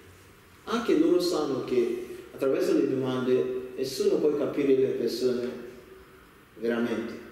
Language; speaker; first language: Italian; non-native, learner; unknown